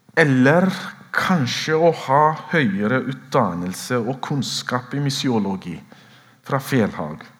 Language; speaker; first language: Norwegian; non-native, fluent; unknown